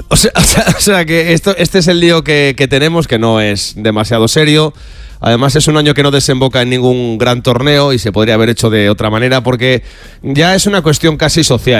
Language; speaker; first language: Spanish; native; Spanish